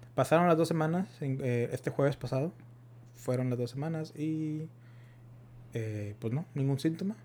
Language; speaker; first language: Spanish; early bilingual, heritage; Spanish